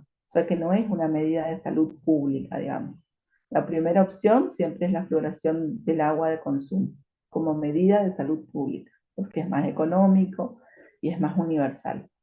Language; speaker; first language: Spanish; native; Spanish